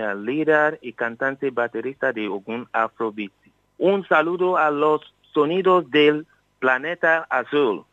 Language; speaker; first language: Spanish; non-native, learner; Yoruba